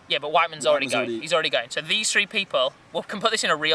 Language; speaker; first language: English; native; English